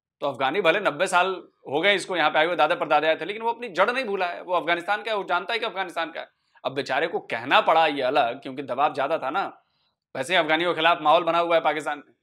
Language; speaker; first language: Hindi; native; Hindi